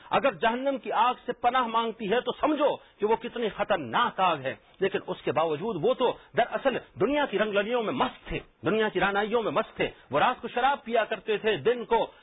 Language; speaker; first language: Urdu; native; Urdu